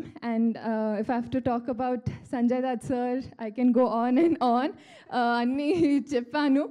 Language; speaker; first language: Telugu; non-native, learner; Kannada